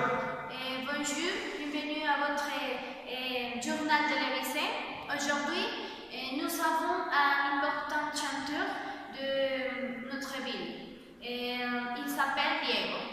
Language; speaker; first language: French; non-native, learner; Spanish